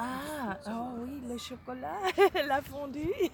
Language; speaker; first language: French; non-native, local second language; Swiss German